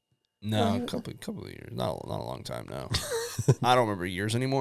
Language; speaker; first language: English; native; English